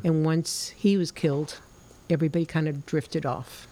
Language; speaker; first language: English; early bilingual, other home language; Spanish